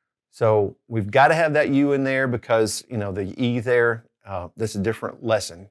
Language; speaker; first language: English; native; English